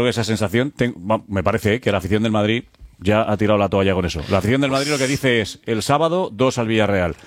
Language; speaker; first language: Spanish; native; Spanish